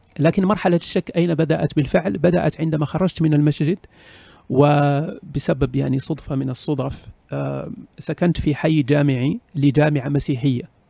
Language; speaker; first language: Arabic; native; Arabic